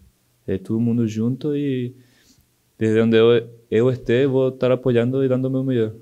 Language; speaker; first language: Portuguese; non-native, local second language; Spanish